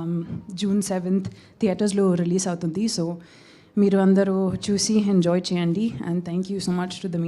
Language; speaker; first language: Telugu; non-native, fluent; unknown